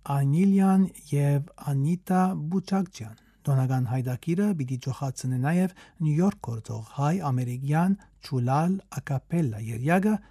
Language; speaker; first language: Armenian; native; Armenian